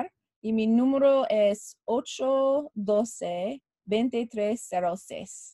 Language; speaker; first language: Spanish; non-native, learner; English